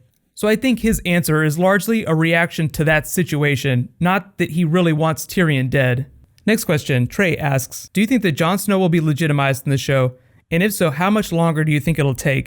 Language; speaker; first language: English; native; English